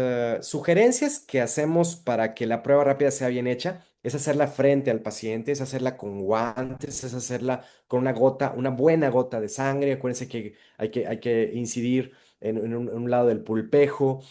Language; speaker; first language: Spanish; native; Spanish